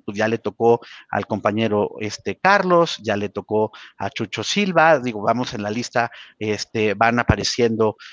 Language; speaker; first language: Spanish; native; Spanish